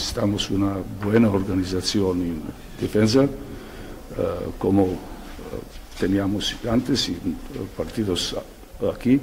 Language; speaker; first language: Spanish; non-native, fluent; Serbian